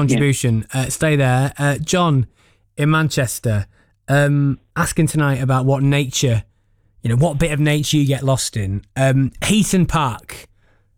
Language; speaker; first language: English; native; English